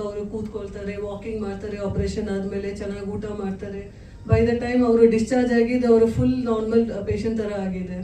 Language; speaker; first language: Kannada; non-native, fluent; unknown